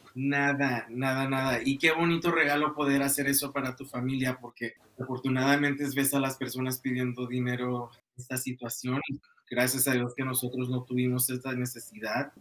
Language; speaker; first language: Spanish; early bilingual, other home language; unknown